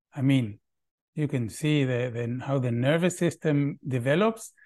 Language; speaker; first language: English; non-native, fluent; Hebrew